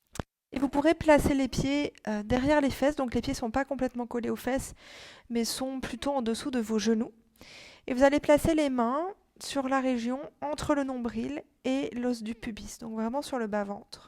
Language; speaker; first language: French; native; French